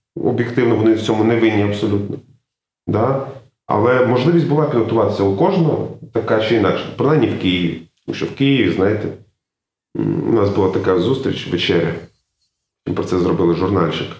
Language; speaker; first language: Ukrainian; native; Ukrainian